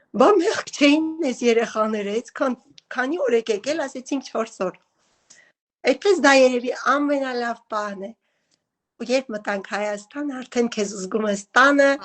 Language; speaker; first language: Armenian; native; Armenian